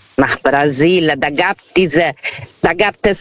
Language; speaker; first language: German; non-native, fluent; Portuguese